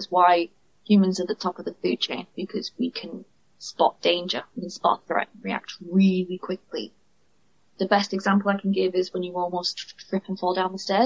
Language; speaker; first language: English; native; English